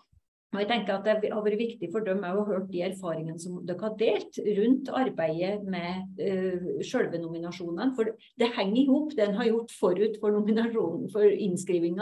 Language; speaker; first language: Norwegian; native; Norwegian